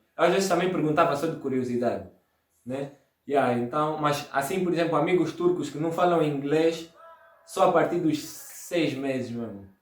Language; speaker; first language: Portuguese; native; Portuguese